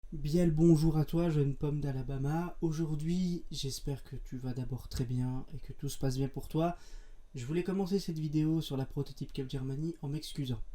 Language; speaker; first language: French; native; French